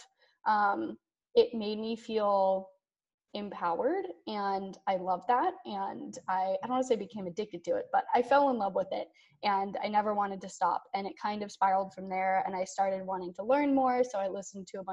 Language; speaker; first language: English; native; English